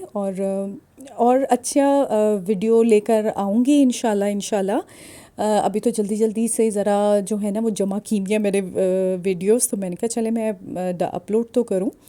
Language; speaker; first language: Urdu; non-native, local second language; Punjabi